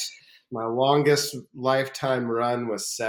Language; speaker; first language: English; native; English